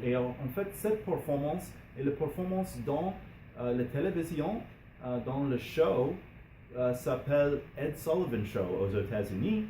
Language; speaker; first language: French; non-native, learner; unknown